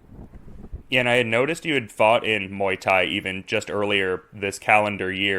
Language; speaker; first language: English; native; English